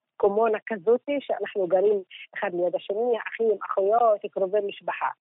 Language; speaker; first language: Hebrew; non-native, local second language; Arabic